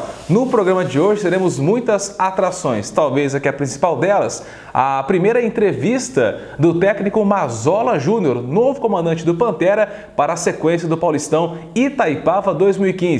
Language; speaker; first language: Portuguese; native; Portuguese